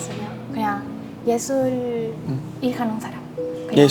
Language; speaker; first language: Korean; non-native, learner; Spanish